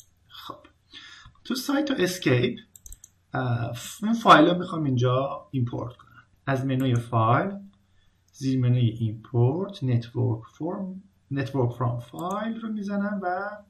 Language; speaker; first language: Persian; native; Persian